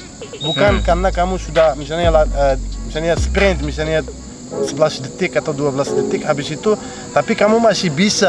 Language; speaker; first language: Indonesian; non-native, fluent; Arabic